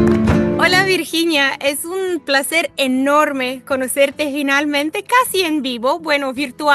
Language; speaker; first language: Spanish; non-native, fluent; Bulgarian